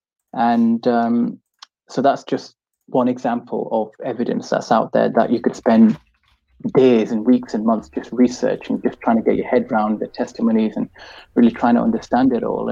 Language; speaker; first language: English; native; English